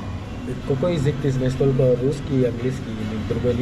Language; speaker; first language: Russian; non-native, learner; Hindi